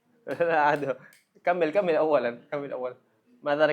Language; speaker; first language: Arabic; non-native, fluent; Indonesian